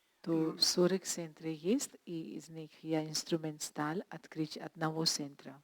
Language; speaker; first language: Russian; non-native, learner; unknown